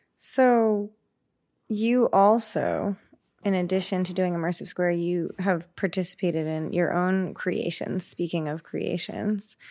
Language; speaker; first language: English; native; English